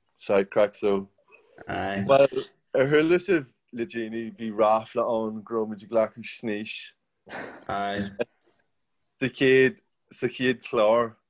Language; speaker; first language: Irish; non-native, local second language; English